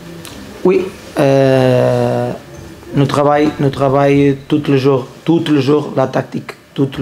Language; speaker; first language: French; non-native, learner; Portuguese